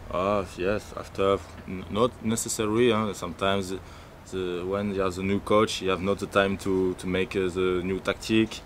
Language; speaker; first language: English; non-native, learner; French